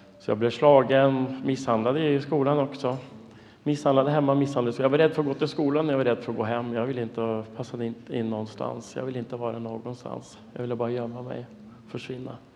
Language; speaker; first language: Swedish; non-native, fluent; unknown